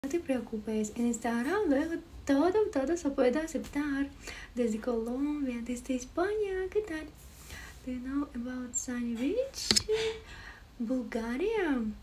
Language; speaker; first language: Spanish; non-native, learner; Ukrainian